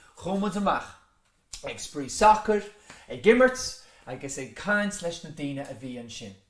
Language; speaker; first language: Irish; native; Irish